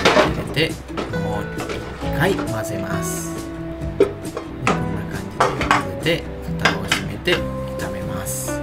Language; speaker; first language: Japanese; non-native, learner; Sinhala